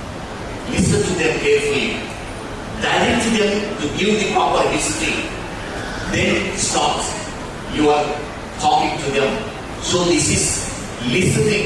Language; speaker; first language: English; non-native, local second language; Telugu